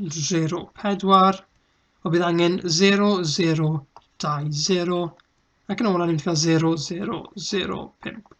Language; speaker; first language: Welsh; native; Welsh